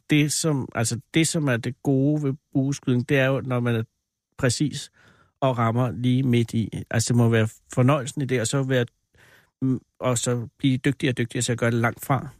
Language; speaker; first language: Danish; native; Danish